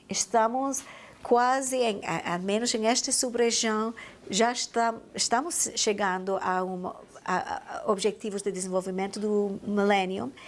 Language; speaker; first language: Portuguese; non-native, fluent; Spanish